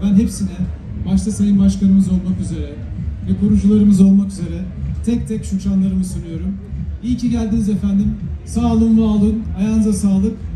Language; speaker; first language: Turkish; native; Turkish